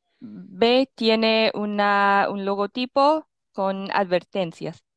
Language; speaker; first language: Spanish; non-native, fluent; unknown